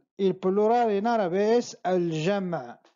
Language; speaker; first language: Spanish; non-native, fluent; Arabic